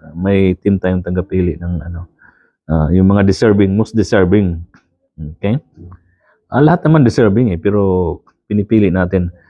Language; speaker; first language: Filipino; non-native, local second language; Waray